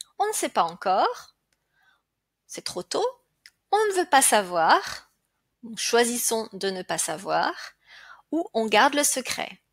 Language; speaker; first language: French; native; French